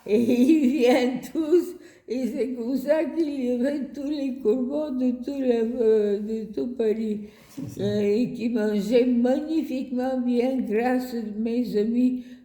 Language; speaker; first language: French; non-native, fluent; Bulgarian